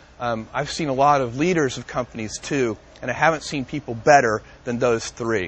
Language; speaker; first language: English; native; English